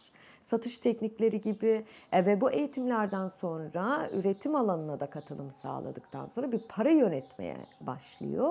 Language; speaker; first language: Turkish; native; Turkish